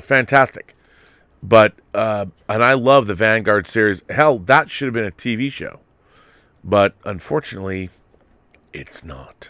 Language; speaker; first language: English; native; English